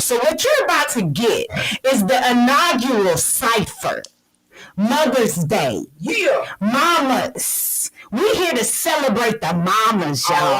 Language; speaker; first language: English; native; English